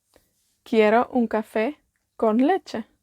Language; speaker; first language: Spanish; non-native, fluent; Welsh